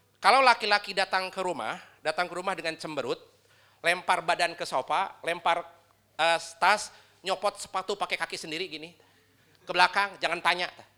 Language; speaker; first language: Indonesian; non-native, local second language; Sundanese